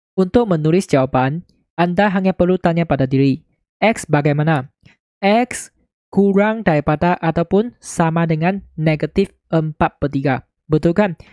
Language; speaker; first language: Malay; non-native, local second language; Chinese